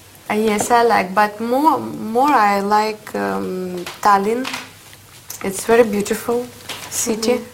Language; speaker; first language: English; non-native, learner; Russian